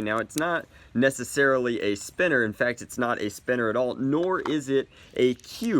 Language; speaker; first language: English; native; English